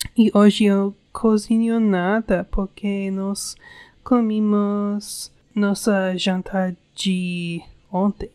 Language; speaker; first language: Portuguese; non-native, learner; English